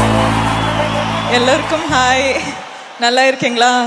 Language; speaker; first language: Tamil; non-native, learner; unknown